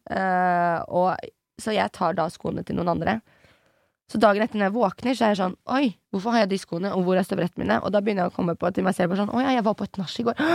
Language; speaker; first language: Norwegian; early bilingual, other home language; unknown